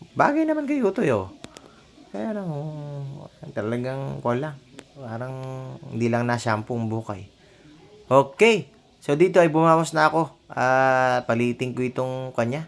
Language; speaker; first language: Filipino; native; Filipino